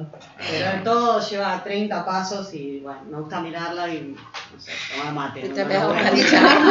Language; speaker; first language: Spanish; native; Spanish